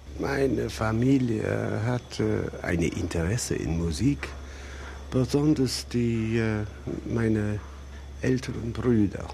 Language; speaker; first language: German; non-native, fluent; English